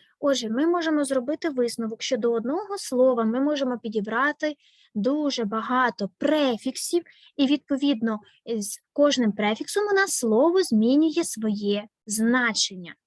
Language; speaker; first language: Ukrainian; native; Ukrainian